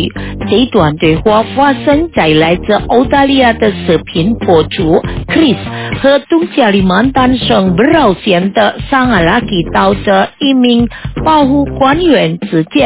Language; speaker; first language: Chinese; non-native, fluent; Indonesian